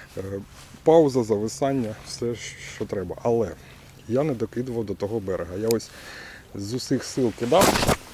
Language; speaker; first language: Ukrainian; non-native, local second language; Russian